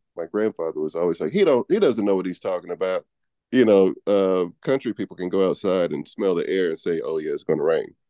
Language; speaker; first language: English; native; English